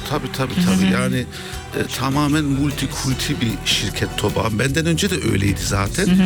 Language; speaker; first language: Turkish; early bilingual, heritage; German